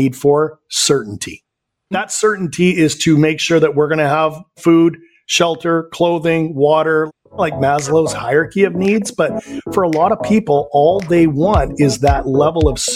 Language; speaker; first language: English; native; English